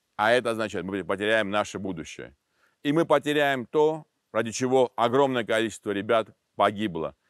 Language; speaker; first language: Russian; non-native, local second language; Armenian